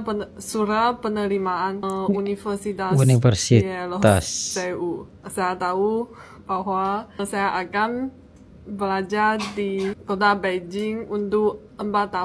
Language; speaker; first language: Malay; non-native, fluent; Chinese